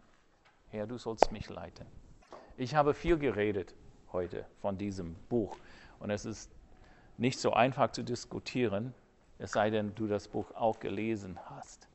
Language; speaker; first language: German; non-native, fluent; English